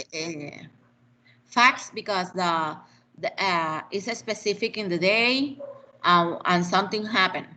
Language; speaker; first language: English; non-native, learner; Spanish